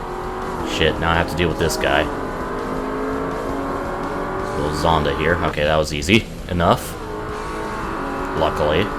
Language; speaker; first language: English; native; English